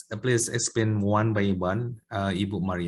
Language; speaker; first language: English; non-native, learner; Indonesian